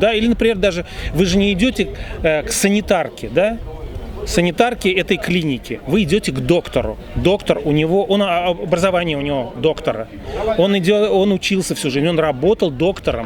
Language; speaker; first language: Russian; native; Russian